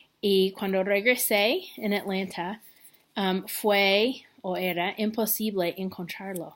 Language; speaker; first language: Spanish; non-native, fluent; English